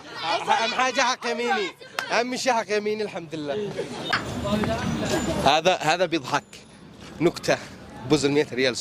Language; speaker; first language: Arabic; native; Arabic